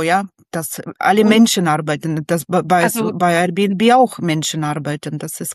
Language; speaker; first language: German; non-native, learner; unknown